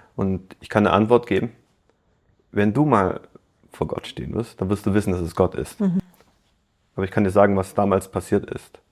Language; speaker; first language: German; native; German